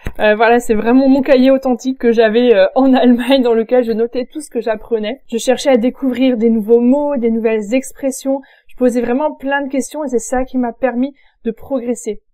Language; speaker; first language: French; native; French